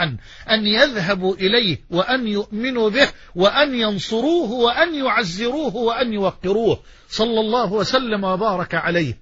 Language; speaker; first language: Arabic; native; Arabic